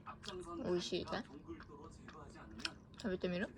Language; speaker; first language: Japanese; non-native, fluent; Korean